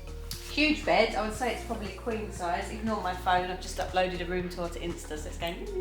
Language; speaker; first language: English; native; English